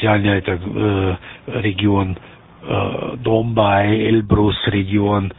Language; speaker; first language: Russian; non-native, learner; German